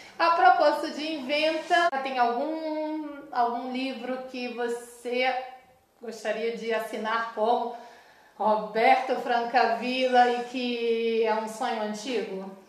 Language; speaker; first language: Portuguese; native; Portuguese